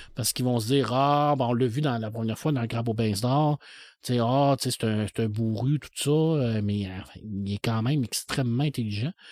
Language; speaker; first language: French; native; French